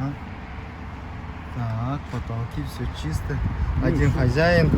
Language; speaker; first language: Russian; non-native, local second language; Kyrgyz